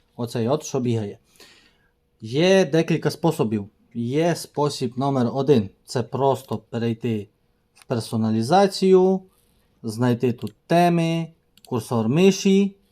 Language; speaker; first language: Ukrainian; native; Ukrainian